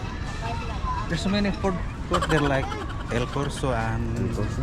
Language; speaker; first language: English; non-native, learner; Cebuano